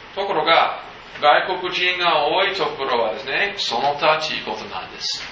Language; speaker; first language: Japanese; non-native, fluent; English